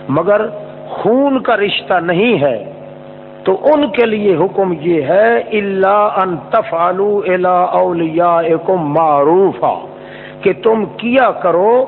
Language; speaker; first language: Urdu; non-native, local second language; Saraiki